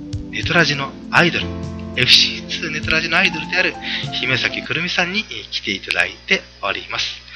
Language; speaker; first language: Japanese; native; Japanese